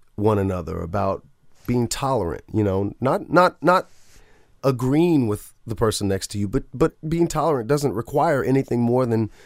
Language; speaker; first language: English; native; English